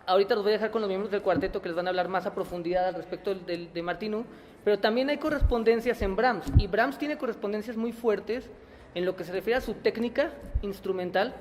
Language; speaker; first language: Spanish; native; Spanish